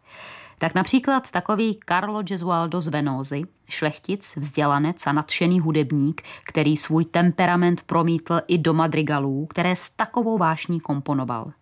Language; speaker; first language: Czech; native; Czech